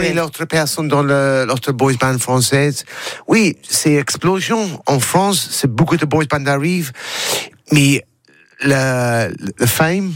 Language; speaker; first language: French; non-native, learner; English